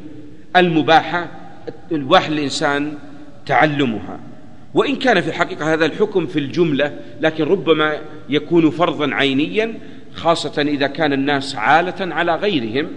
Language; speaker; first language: Arabic; native; Arabic